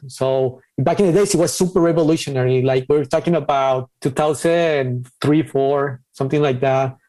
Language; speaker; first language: English; non-native, fluent; Spanish